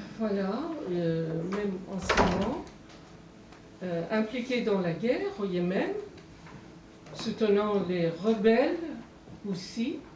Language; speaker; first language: French; non-native, fluent; Persian